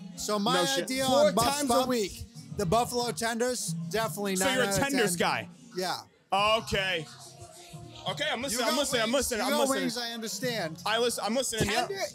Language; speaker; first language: English; native; English